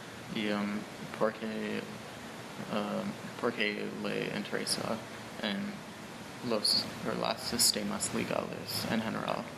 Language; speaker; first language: Spanish; non-native, learner; English